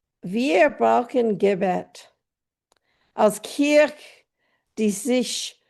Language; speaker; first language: German; non-native, fluent; English